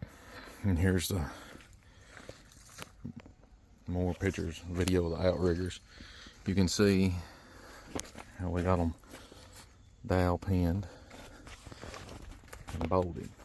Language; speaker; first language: English; native; English